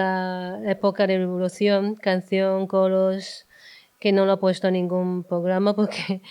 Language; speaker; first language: Spanish; non-native, learner; Chinese